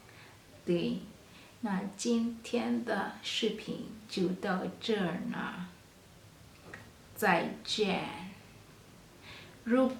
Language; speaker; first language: Chinese; non-native, fluent; Kalenjin